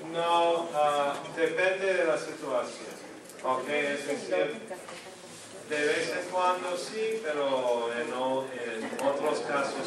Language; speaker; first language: Spanish; non-native, fluent; English